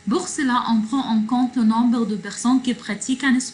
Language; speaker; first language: French; non-native, fluent; Arabic